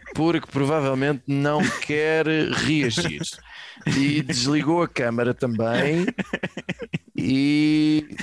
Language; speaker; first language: Portuguese; native; Portuguese